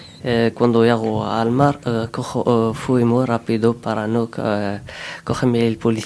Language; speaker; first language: Spanish; non-native, learner; Arabic